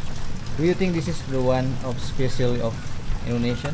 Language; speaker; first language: English; non-native, learner; Indonesian